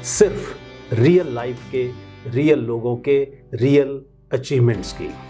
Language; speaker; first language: Hindi; native; Hindi